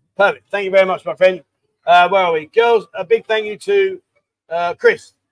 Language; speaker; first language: English; native; English